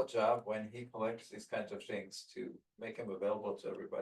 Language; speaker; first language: English; native; English